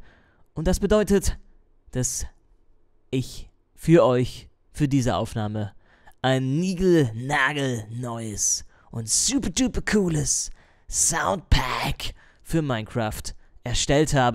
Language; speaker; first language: German; native; German